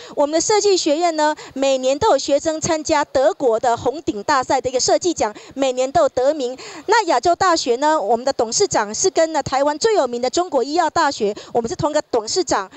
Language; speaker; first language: Chinese; native; Chinese